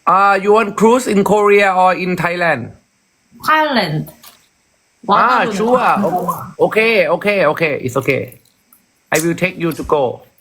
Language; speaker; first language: English; non-native, learner; Thai